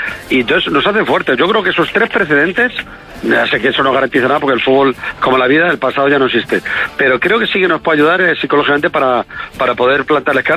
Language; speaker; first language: Spanish; native; Spanish